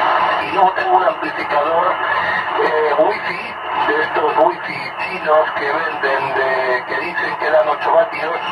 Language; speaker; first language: Spanish; native; Spanish